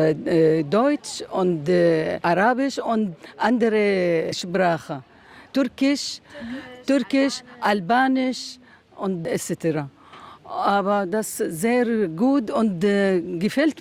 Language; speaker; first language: German; non-native, learner; Arabic